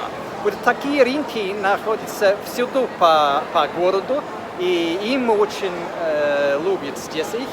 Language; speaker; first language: Russian; non-native, fluent; English